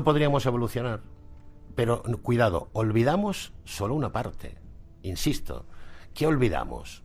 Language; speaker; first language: Spanish; native; Spanish